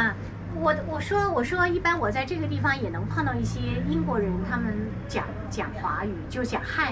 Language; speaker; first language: Chinese; native; Chinese